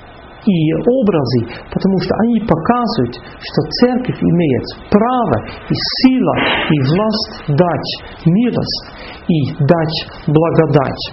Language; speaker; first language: Russian; non-native, fluent; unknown